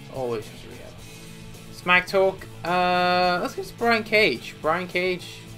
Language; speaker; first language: English; native; English